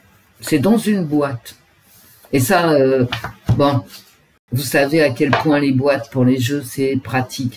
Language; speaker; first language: French; native; French